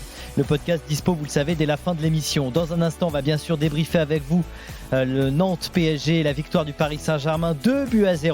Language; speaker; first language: French; native; French